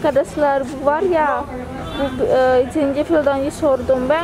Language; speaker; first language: Turkish; non-native, learner; Javanese